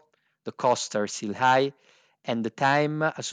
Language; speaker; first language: English; non-native, fluent; Italian